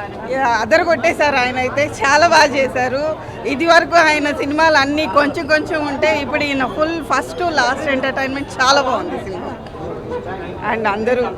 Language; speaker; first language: Telugu; native; Telugu